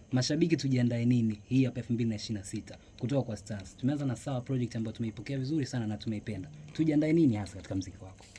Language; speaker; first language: Swahili; native; Swahili